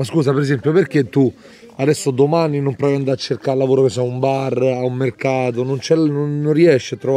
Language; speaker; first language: Italian; native; Italian